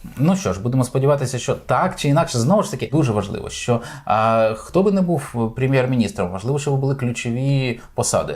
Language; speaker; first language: Ukrainian; native; Ukrainian